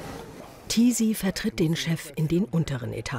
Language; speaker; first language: German; native; German